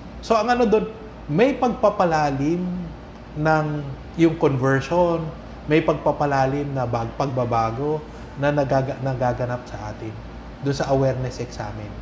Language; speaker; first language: Filipino; native; Filipino